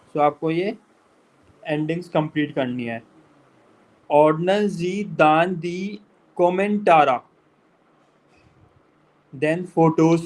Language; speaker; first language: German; non-native, fluent; Hindi